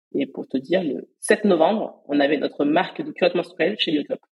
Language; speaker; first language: French; native; French